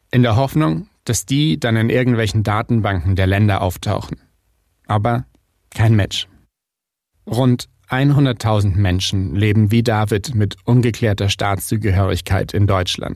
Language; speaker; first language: German; native; German